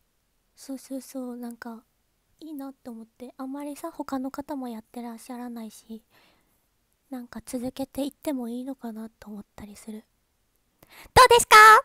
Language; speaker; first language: Japanese; native; Japanese